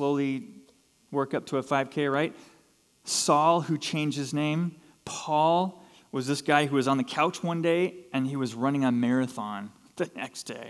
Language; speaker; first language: English; native; English